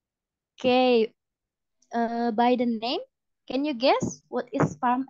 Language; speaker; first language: English; non-native, fluent; Indonesian